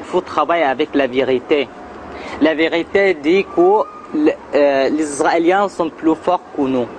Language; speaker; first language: French; non-native, learner; Arabic